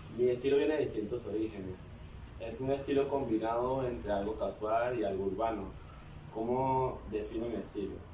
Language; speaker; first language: Spanish; native; Spanish